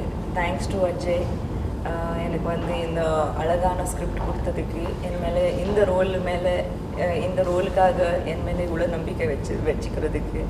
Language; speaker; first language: Tamil; non-native, local second language; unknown